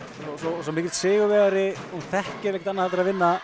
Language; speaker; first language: Icelandic; native; Icelandic